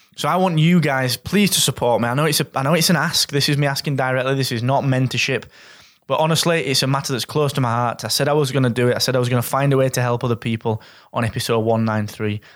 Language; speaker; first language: English; native; English